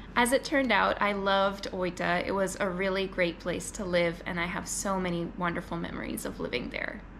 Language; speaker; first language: English; native; English